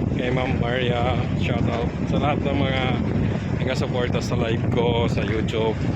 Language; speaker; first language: Filipino; non-native, local second language; Masbatenyo